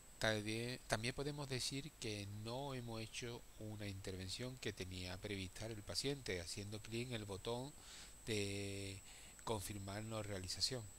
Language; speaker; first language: Spanish; native; Spanish